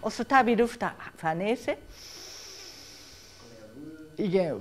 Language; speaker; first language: Danish; non-native, fluent; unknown